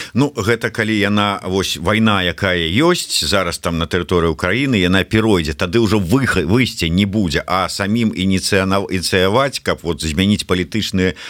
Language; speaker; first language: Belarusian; non-native, local second language; Russian